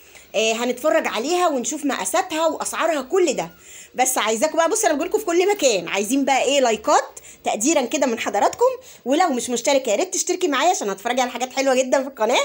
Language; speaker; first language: Arabic; native; Arabic